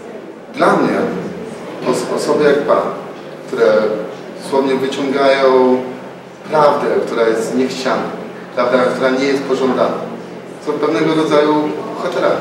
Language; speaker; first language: Polish; native; Polish